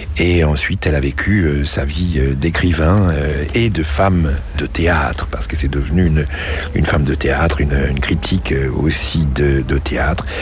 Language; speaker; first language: French; native; French